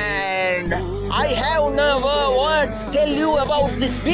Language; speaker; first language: English; non-native, local second language; Sinhala